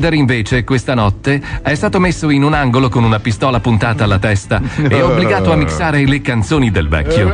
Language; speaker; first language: Italian; native; Italian